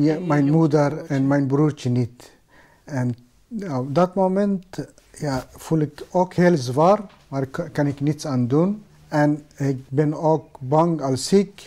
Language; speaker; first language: Dutch; non-native, fluent; Persian